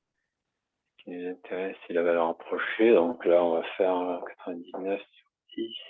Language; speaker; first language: French; native; French